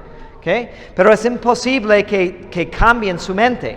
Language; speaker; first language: Spanish; non-native, fluent; English